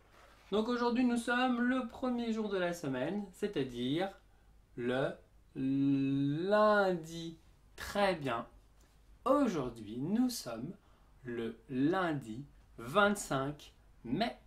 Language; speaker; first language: French; native; French